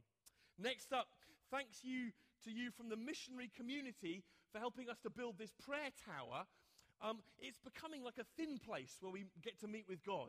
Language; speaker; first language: English; native; English